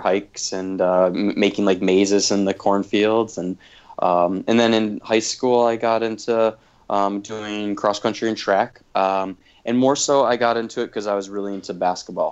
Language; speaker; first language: English; native; English